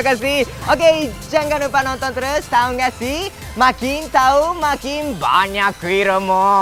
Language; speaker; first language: Indonesian; non-native, fluent; Japanese